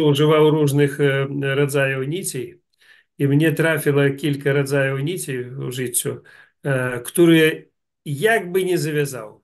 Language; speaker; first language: Polish; non-native, learner; Russian